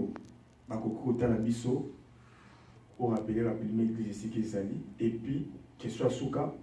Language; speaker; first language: French; non-native, local second language; Lingala